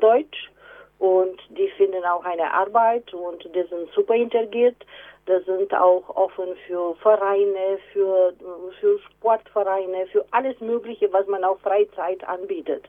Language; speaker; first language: German; non-native, fluent; Romanian